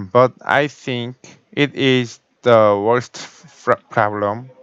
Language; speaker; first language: English; non-native, learner; Korean